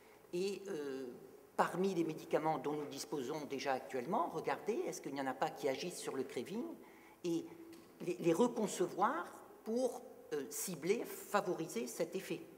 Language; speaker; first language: French; native; French